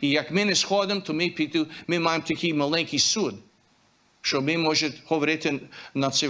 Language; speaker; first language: Ukrainian; early bilingual, heritage; Ukrainian